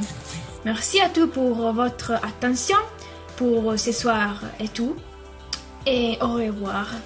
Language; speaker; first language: French; non-native, learner; Italian